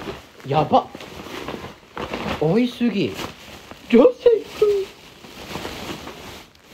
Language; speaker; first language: Japanese; non-native, learner; English